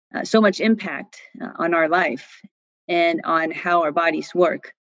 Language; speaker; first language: English; non-native, fluent; Chinese